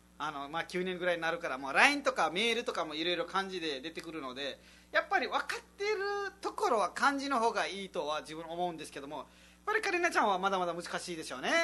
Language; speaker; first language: Japanese; non-native, fluent; Nepali